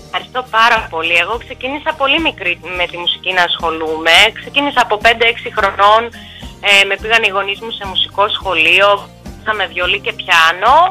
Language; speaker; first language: Greek; early bilingual, heritage; Russian